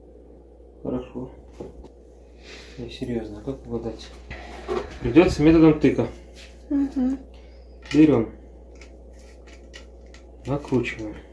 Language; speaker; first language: Russian; native; Russian